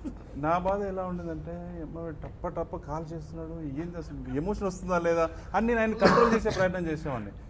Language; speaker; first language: Telugu; native; Telugu